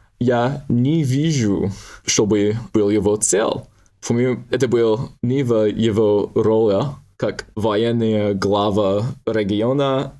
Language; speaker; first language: Russian; non-native, learner; English